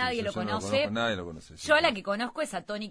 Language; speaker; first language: Spanish; native; Spanish